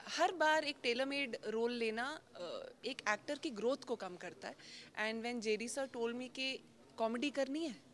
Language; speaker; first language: Hindi; native; Hindi